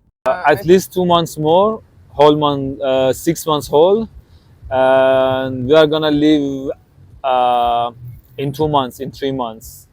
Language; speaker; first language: English; non-native, learner; Persian